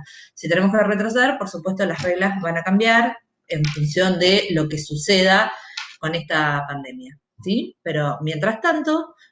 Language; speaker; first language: Spanish; native; Spanish